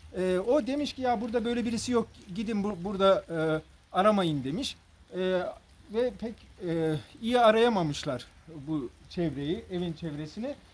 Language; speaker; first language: Turkish; native; Turkish